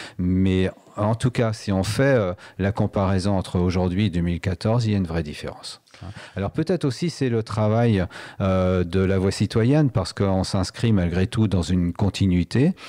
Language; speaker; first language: French; native; French